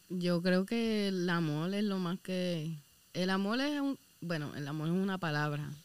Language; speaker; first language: Spanish; native; Spanish